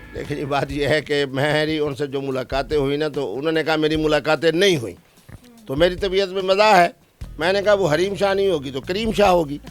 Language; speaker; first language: Urdu; non-native, local second language; Saraiki